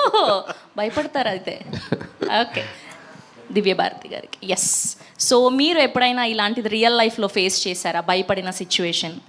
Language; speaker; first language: Telugu; native; Telugu